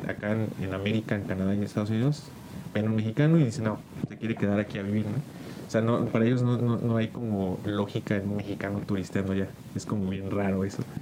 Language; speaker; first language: Spanish; early bilingual, heritage; Spanish